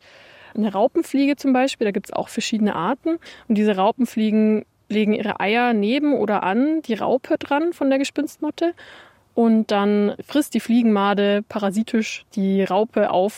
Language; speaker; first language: German; native; German